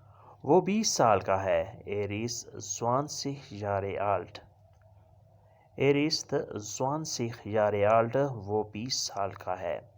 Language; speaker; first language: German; non-native, learner; Urdu